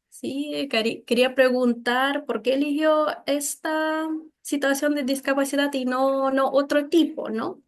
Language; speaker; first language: Spanish; non-native, fluent; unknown